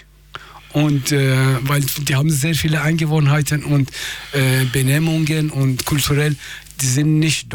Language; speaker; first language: German; non-native, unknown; Persian